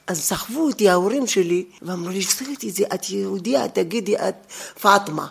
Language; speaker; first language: Hebrew; non-native, fluent; Arabic